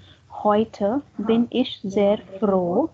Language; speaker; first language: German; non-native, fluent; Hindi